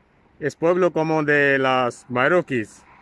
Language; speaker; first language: Spanish; non-native, learner; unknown